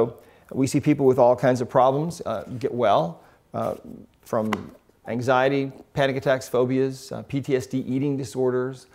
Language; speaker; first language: English; native; English